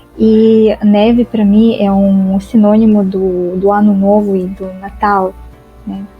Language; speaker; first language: Portuguese; non-native, fluent; Russian